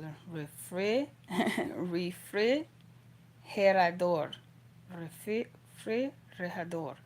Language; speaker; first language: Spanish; non-native, learner; English